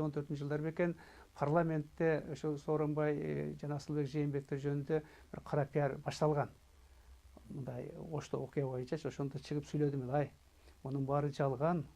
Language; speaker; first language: Kyrgyz; native; Kyrgyz